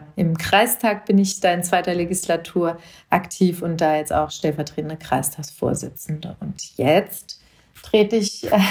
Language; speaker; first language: German; native; German